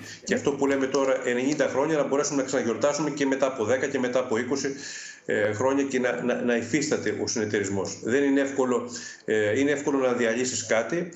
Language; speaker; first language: Greek; native; Greek